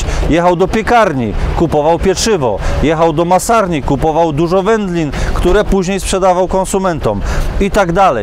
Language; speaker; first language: Polish; native; Polish